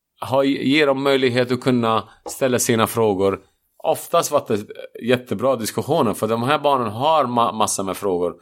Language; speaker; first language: Swedish; non-native, fluent; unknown